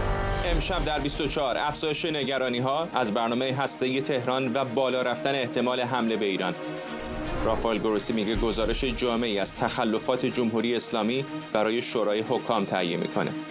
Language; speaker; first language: Persian; native; Persian